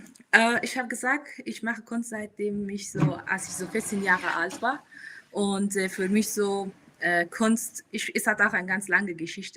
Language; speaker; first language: German; non-native, fluent; Persian